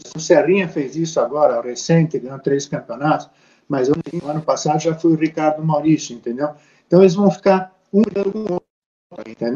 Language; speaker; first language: Portuguese; native; Portuguese